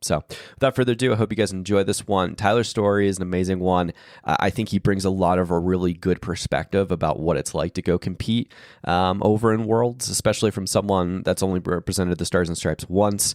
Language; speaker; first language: English; native; English